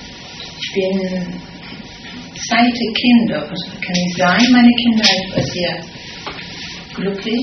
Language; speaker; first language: German; non-native, fluent; Italian